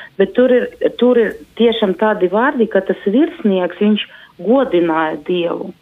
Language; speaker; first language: Latvian; non-native, local second language; Russian